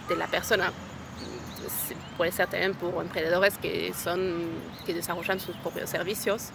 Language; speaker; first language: Spanish; non-native, fluent; French